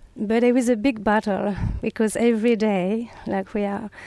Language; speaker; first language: English; non-native, fluent; French